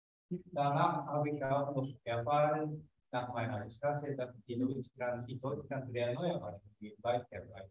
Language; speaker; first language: German; non-native, fluent; Japanese